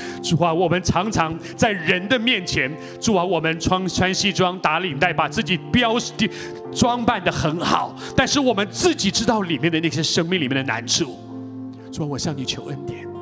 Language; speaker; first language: Chinese; native; Chinese